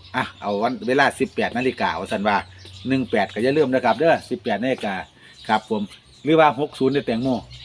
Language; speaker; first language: Thai; native; Thai